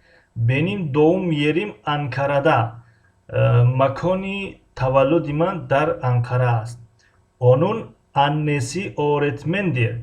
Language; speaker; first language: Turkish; non-native, fluent; Tajik